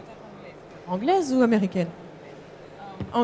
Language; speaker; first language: French; native; French